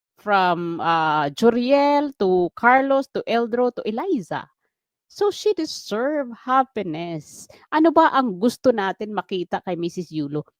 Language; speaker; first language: Filipino; non-native, local second language; Waray